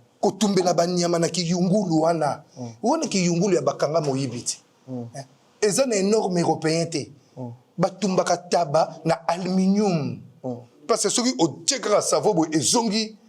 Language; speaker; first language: Lingala; native; Lingala